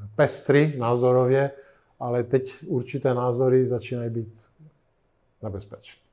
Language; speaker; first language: Czech; non-native, fluent; Italian